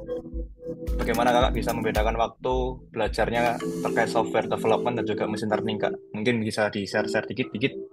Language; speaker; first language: Indonesian; native; Indonesian